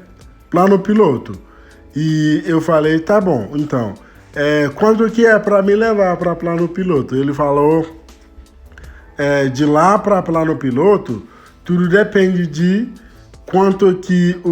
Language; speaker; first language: Portuguese; non-native, fluent; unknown